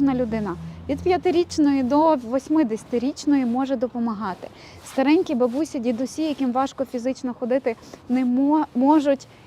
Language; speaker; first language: Ukrainian; native; Ukrainian